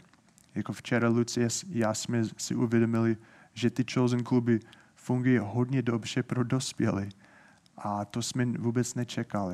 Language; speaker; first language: Czech; non-native, fluent; English